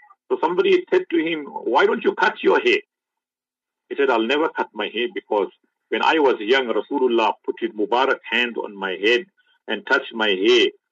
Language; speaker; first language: English; native; English